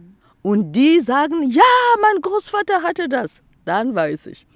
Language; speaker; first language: German; non-native, local second language; French